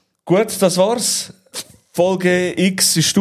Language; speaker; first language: German; native; German